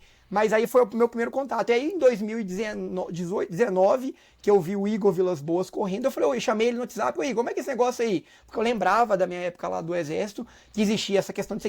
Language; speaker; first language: Portuguese; native; Portuguese